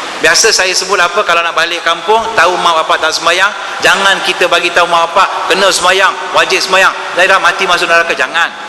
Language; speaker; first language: Malay; non-native, local second language; Tamil